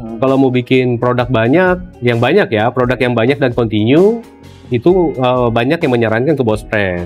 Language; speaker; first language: Indonesian; native; Indonesian